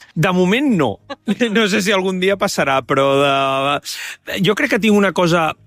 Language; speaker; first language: Catalan; native; Catalan